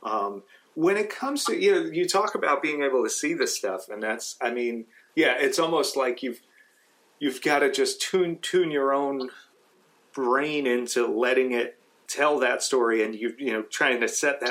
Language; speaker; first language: English; native; English